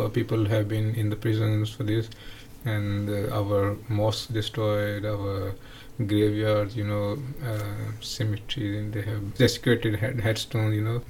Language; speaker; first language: English; non-native, local second language; Punjabi